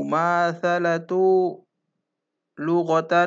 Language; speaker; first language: Arabic; non-native, fluent; Indonesian